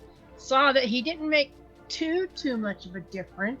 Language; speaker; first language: English; native; English